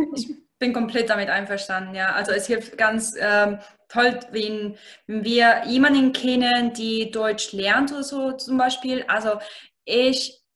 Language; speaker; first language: German; non-native, fluent; Spanish